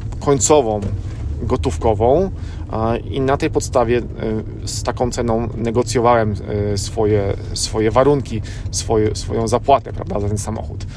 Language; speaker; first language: Polish; native; Polish